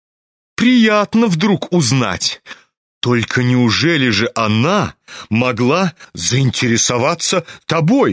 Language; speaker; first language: Russian; native; Russian